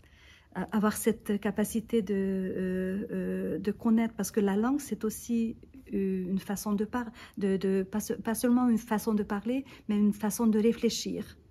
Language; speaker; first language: French; non-native, fluent; Hungarian